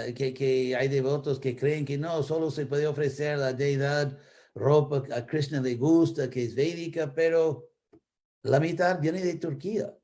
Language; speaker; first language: Spanish; non-native, fluent; English